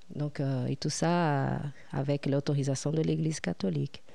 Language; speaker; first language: French; non-native, fluent; Portuguese